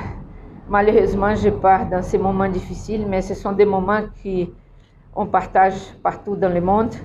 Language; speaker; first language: French; non-native, fluent; Portuguese